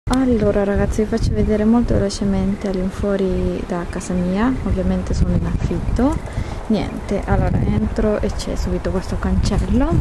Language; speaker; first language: Italian; non-native, fluent; Spanish